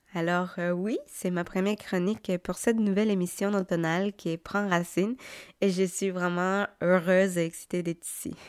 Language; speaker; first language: French; non-native, fluent; Spanish